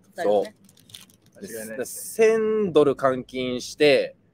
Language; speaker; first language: Japanese; native; Japanese